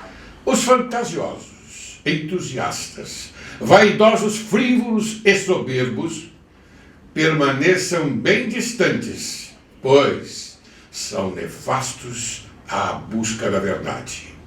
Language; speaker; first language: Portuguese; native; Portuguese